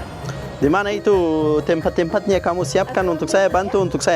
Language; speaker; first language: Indonesian; non-native, learner; Persian